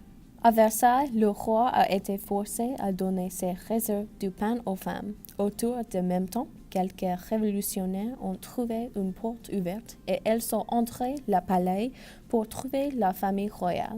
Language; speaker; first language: French; non-native, learner; English